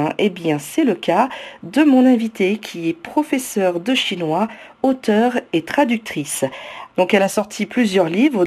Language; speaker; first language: French; native; French